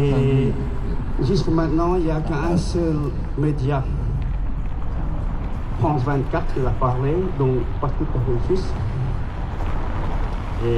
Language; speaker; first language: French; early bilingual, other home language; Khmer